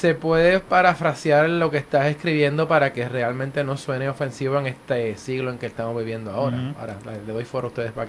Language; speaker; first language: Spanish; native; Spanish